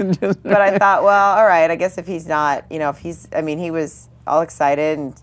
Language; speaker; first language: English; native; English